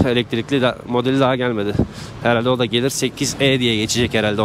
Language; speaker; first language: Turkish; native; Turkish